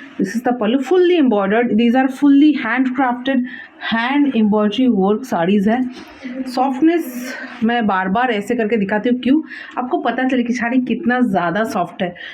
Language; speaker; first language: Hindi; non-native, local second language; Bangla